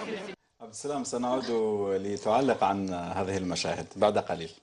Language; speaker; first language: Arabic; native; Arabic